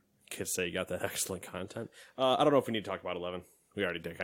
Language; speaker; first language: English; native; English